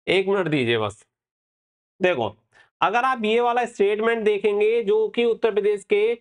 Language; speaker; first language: Hindi; native; Hindi